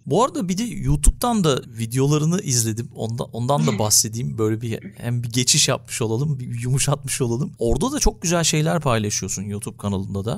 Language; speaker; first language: Turkish; early bilingual, heritage; Turkish